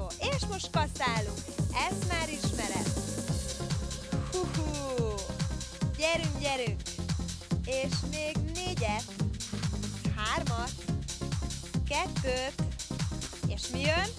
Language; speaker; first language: Hungarian; native; Hungarian